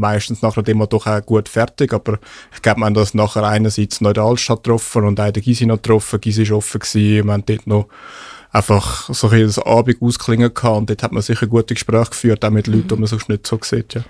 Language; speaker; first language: German; native; German